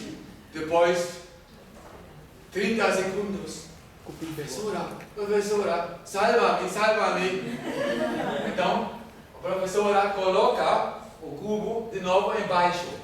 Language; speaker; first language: Portuguese; non-native, fluent; German